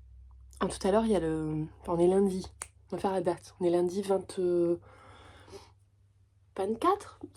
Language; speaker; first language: French; native; French